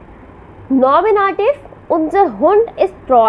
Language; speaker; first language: German; non-native, learner; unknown